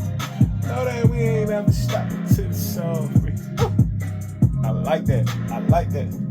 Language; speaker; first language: English; native; English